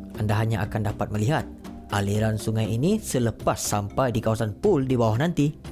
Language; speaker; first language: Malay; native; Malay